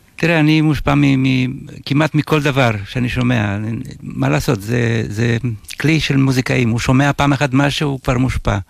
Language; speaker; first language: Hebrew; non-native, fluent; Ladino